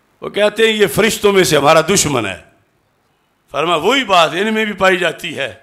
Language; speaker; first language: Urdu; native; Urdu